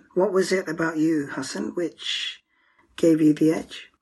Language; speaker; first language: English; native; English